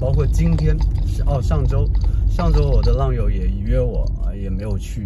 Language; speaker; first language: Chinese; native; Chinese